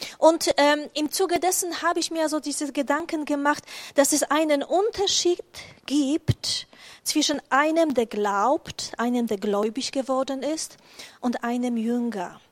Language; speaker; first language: German; non-native, fluent; Polish